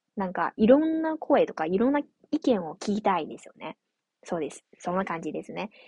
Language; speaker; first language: Japanese; non-native, fluent; Chinese